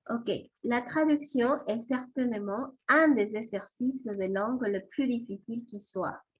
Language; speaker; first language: French; non-native, fluent; Spanish